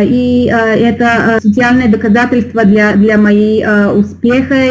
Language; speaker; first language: Russian; non-native, learner; Bulgarian